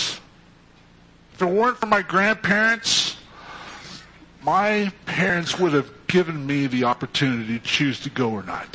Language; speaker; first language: English; native; English